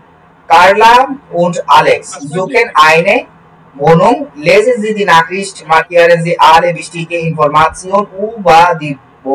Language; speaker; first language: German; non-native, learner; Bangla